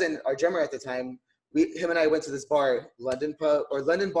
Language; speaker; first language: English; native; English